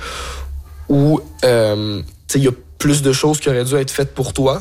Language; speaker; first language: French; native; French